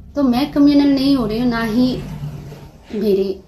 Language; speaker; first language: Hindi; non-native, local second language; Bangla